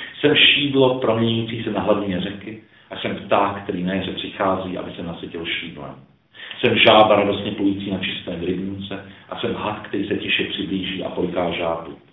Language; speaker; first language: Czech; early bilingual, other home language; Croatian